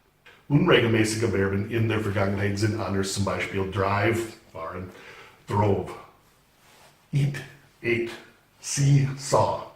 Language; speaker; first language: German; non-native, fluent; English